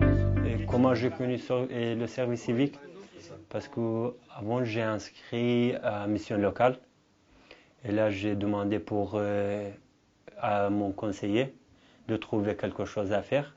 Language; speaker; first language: French; non-native, learner; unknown